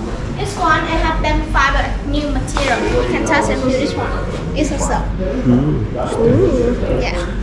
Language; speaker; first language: English; non-native, learner; Vietnamese